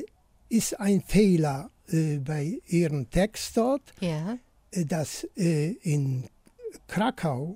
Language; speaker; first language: German; non-native, fluent; Polish